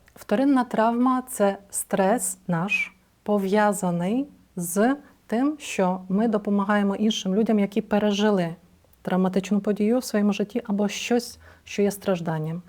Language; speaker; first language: Ukrainian; native; Ukrainian